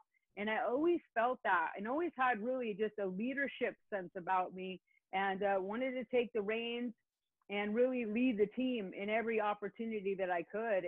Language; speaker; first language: English; native; English